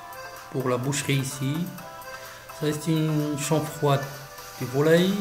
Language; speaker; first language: French; non-native, local second language; Arabic